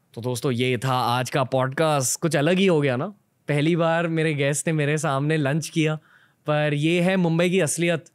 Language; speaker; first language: Hindi; native; Hindi